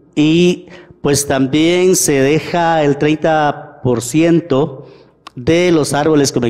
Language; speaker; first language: Spanish; native; Spanish